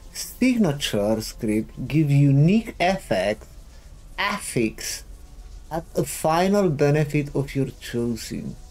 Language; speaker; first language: English; non-native, fluent; Romanian